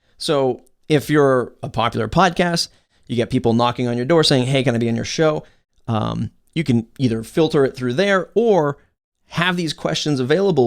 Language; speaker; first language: English; native; English